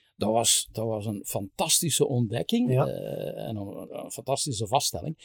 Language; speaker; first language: Dutch; native; Dutch